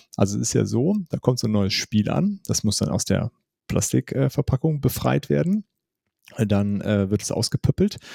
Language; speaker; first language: German; native; German